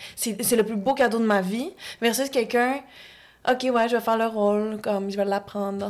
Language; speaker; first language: French; native; French